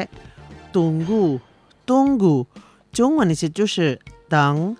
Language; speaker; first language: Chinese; early bilingual, heritage; Chinese